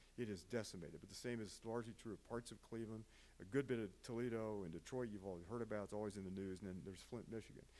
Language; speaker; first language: English; native; English